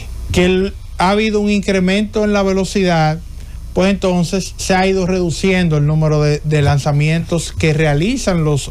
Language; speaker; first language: Spanish; native; Spanish